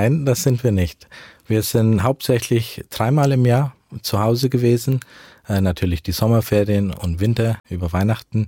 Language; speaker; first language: German; early bilingual, heritage; German